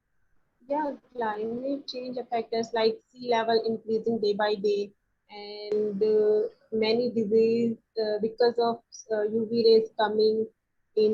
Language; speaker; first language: English; non-native, learner; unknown